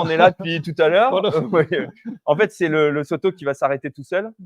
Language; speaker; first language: French; native; French